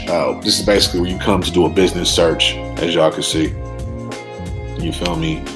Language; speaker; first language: English; native; English